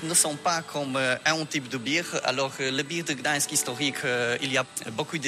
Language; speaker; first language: French; non-native, learner; Polish